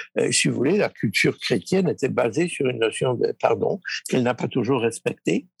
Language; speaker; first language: French; early bilingual, other home language; Polish